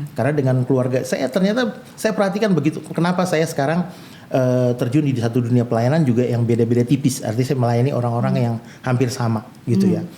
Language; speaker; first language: Indonesian; native; Indonesian